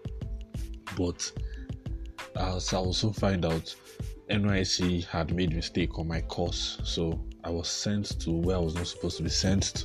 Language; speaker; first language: English; non-native, local second language; Yoruba